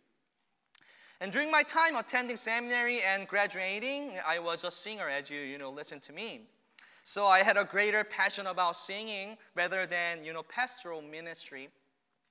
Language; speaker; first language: English; non-native, fluent; Korean